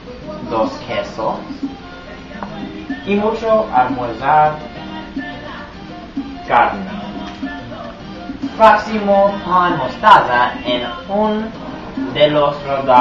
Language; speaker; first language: Spanish; non-native, learner; English